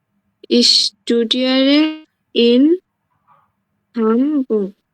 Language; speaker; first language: German; non-native, learner; Bangla